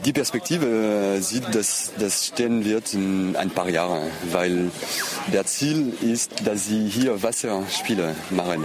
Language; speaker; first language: German; non-native, fluent; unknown